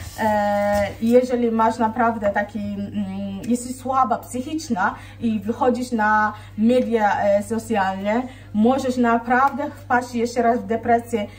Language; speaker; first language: Polish; non-native, fluent; Swahili